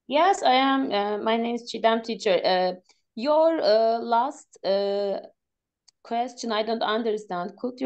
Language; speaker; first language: English; non-native, learner; Turkish